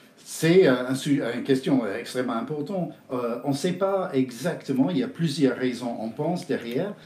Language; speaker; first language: French; non-native, fluent; English